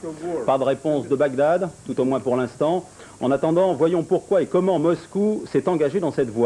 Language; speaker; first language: French; native; French